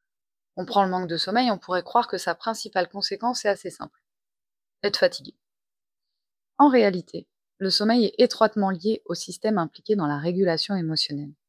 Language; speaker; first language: French; native; French